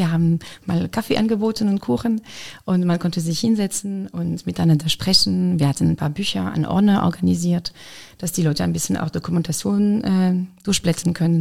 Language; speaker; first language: German; non-native, fluent; French